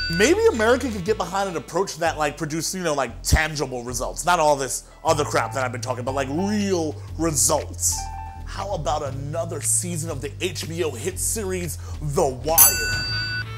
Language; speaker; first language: English; native; English